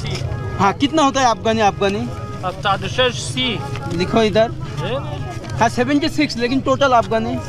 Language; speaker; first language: Hindi; non-native, learner; Bangla